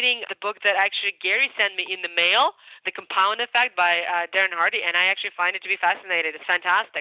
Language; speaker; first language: English; non-native, fluent; Ukrainian